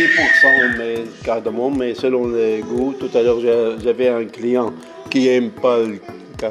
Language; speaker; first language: French; non-native, fluent; Arabic